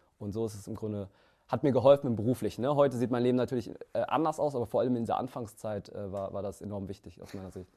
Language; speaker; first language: German; early bilingual, other home language; Vietnamese